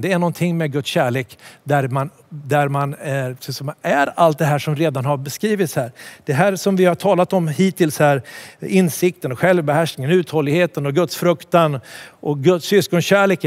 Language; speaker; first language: Swedish; native; Swedish